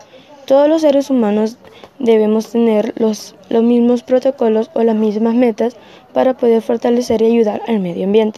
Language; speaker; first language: Spanish; native; Spanish